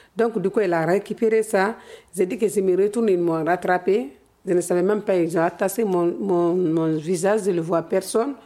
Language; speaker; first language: French; non-native, local second language; Fula